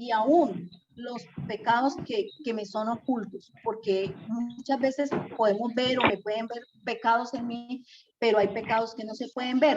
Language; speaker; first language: Spanish; native; Spanish